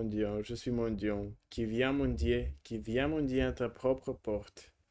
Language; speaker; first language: French; non-native, learner; Russian